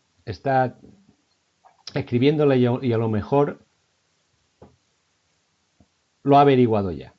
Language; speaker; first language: Spanish; native; Spanish